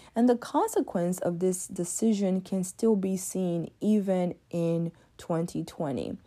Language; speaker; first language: English; early bilingual, other home language; French